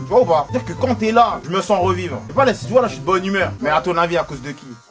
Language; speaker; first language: French; native; French